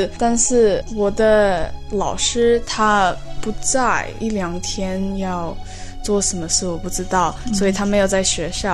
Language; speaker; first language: Chinese; early bilingual, heritage; Chinese